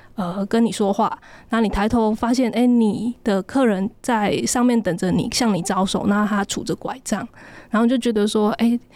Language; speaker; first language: Chinese; native; Chinese